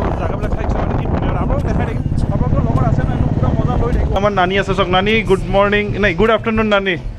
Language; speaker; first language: Assamese; native; Assamese